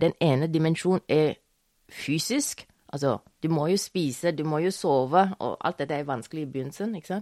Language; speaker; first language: Norwegian; non-native, fluent; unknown